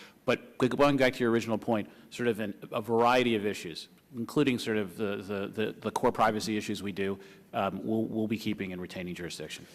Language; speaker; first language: English; native; English